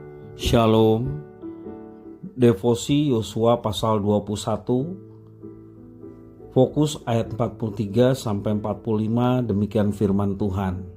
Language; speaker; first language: Indonesian; native; Indonesian